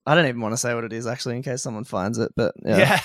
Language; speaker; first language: English; native; English